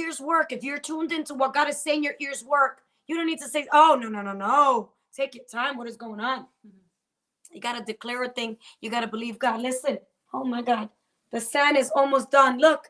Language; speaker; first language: English; native; English